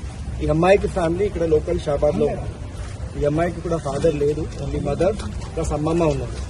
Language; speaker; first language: Telugu; non-native, local second language; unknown